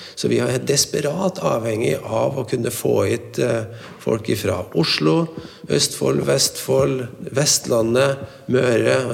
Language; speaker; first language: Norwegian; native; Norwegian